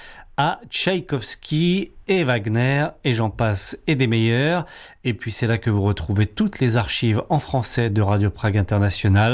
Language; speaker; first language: French; native; French